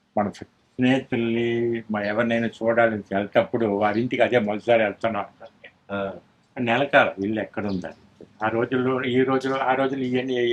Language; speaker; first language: Telugu; early bilingual, heritage; Telugu